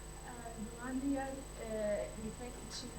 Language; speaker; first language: Turkish; non-native, local second language; Arabic